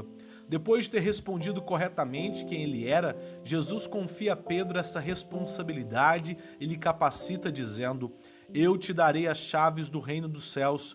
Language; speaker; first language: Portuguese; native; Portuguese